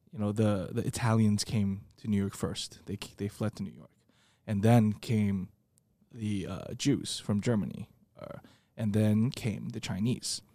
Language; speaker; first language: English; non-native, fluent; Chinese